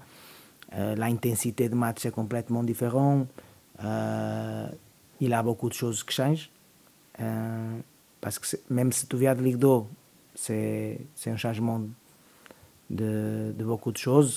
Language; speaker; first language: French; non-native, learner; Portuguese